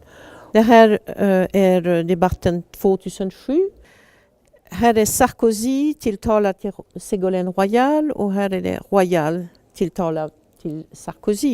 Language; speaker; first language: Swedish; non-native, fluent; French